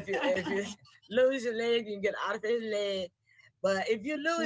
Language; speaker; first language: English; native; English